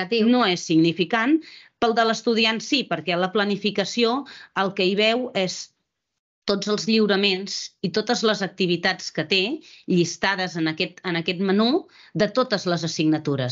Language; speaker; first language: Catalan; native; Catalan